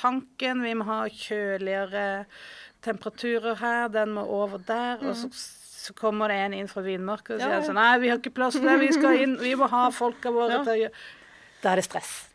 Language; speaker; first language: Norwegian; native; Norwegian